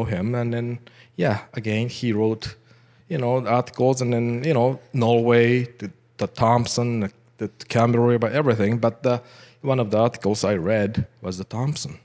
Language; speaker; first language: English; non-native, fluent; Japanese